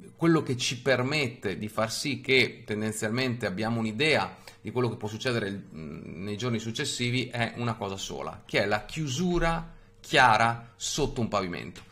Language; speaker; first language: Italian; native; Italian